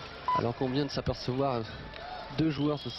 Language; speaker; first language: French; native; French